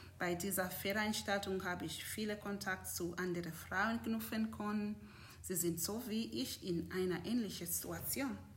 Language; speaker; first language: German; non-native, fluent; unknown